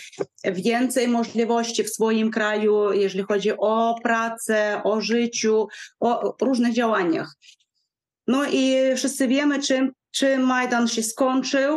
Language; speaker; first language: Polish; non-native, fluent; Ukrainian